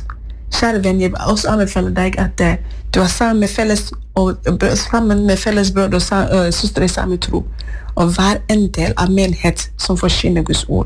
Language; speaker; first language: Norwegian; non-native, fluent; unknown